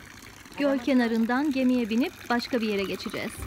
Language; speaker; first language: Turkish; native; Turkish